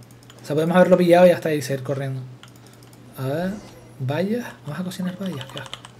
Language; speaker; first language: Spanish; native; Spanish